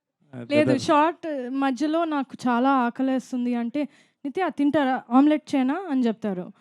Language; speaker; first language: Telugu; non-native, fluent; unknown